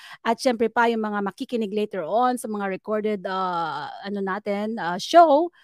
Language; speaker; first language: Filipino; non-native, local second language; Pangasinan